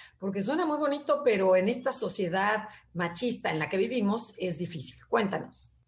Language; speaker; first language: Spanish; native; Spanish